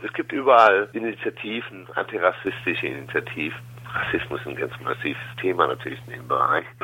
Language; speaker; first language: German; native; German